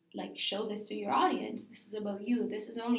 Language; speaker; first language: English; non-native, fluent; Greek